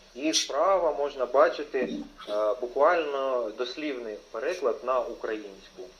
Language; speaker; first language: Ukrainian; non-native, local second language; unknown